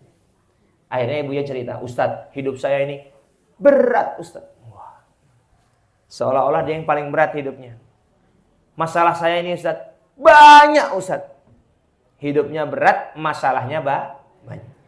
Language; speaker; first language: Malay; non-native, local second language; Javanese